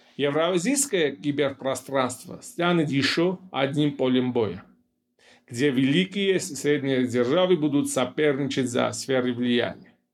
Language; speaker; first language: Russian; non-native, local second language; Armenian